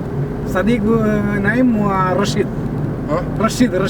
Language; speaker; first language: Arabic; non-native, learner; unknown